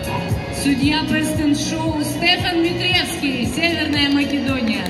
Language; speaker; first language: Russian; native; Russian